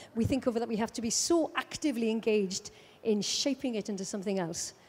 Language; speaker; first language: English; native; English